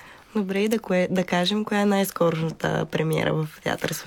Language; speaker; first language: Bulgarian; native; Bulgarian